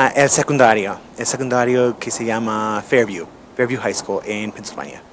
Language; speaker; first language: Spanish; non-native, fluent; English